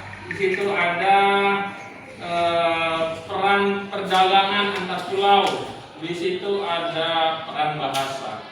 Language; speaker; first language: Indonesian; native; Indonesian